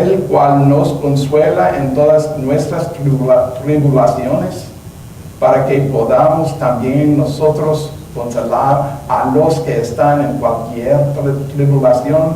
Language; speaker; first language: Spanish; non-native, learner; English